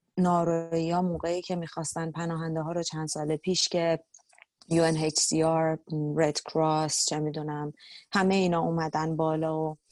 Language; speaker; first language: Persian; native; Persian